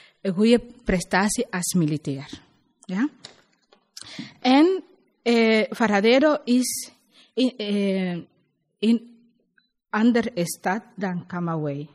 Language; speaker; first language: Dutch; non-native, learner; Spanish